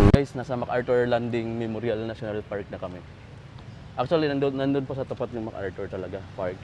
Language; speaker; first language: Filipino; non-native, local second language; Waray